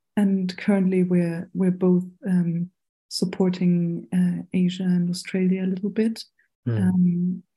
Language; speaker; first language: English; non-native, fluent; German